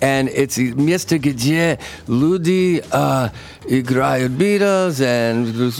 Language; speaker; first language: Russian; non-native, learner; English